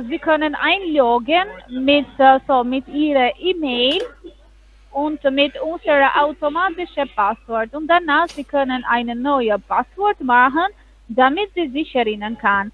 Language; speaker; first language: German; non-native, learner; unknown